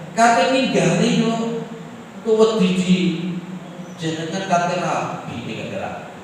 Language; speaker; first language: Indonesian; non-native, local second language; Javanese